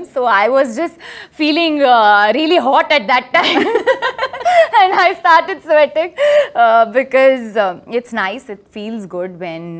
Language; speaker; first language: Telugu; non-native, learner; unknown